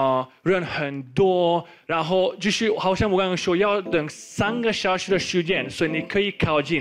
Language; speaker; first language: Chinese; non-native, fluent; Slovak